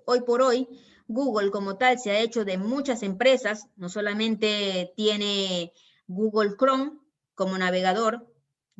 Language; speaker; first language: Spanish; native; Spanish